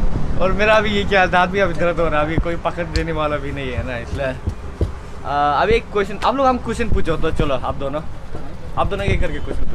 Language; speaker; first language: Hindi; non-native, local second language; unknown